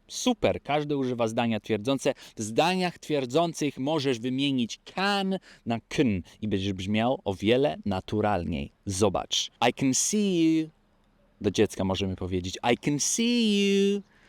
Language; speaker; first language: Polish; early bilingual, heritage; Polish